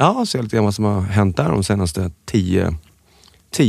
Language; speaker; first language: Swedish; native; Swedish